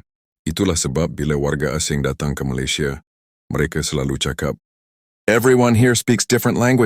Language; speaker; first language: Malay; native; Malay